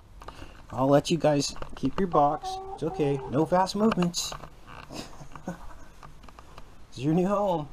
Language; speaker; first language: English; native; English